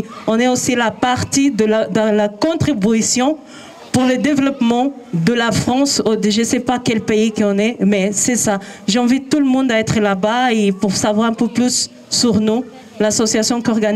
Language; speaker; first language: French; non-native, learner; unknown